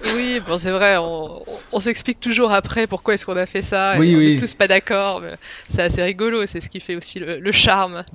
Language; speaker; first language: French; native; French